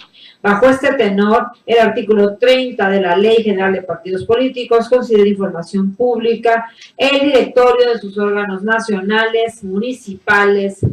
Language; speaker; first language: Spanish; native; Spanish